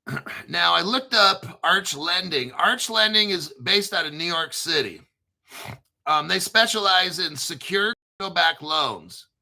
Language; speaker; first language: English; native; English